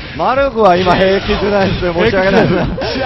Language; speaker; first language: Japanese; non-native, fluent; Korean